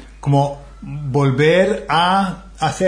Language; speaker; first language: Spanish; non-native, fluent; English